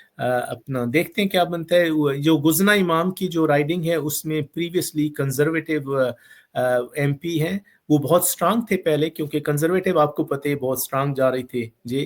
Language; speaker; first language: Urdu; non-native, local second language; Punjabi